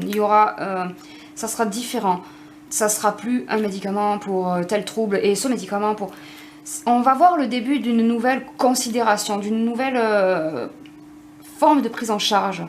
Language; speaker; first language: French; native; French